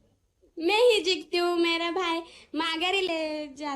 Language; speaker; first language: Hindi; non-native, local second language; Marathi